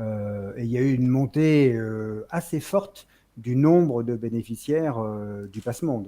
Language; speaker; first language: French; native; French